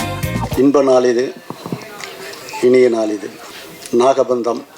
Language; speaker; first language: Tamil; native; Tamil